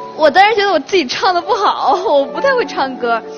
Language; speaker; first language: Chinese; native; Chinese